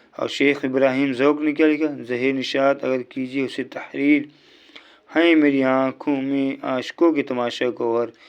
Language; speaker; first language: Urdu; native; Urdu